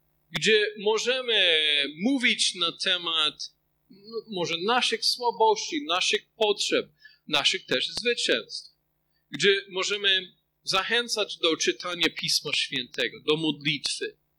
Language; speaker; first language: Polish; non-native, fluent; English